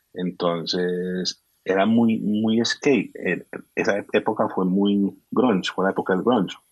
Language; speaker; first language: Spanish; native; Spanish